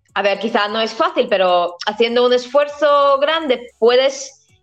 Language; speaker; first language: Spanish; non-native, fluent; Latvian